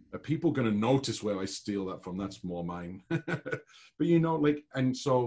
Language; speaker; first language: English; native; English